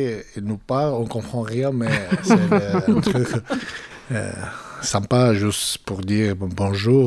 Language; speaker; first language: French; non-native, fluent; Georgian